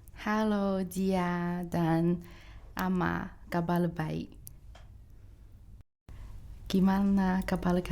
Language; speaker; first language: Indonesian; non-native, fluent; Chinese